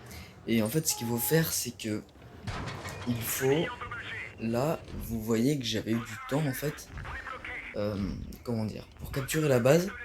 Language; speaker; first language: French; native; French